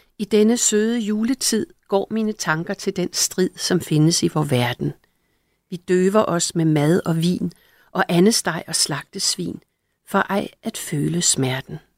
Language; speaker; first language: Danish; native; Danish